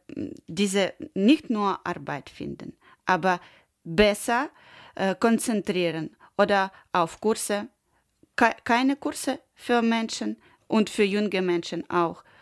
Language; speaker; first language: German; non-native, learner; Ukrainian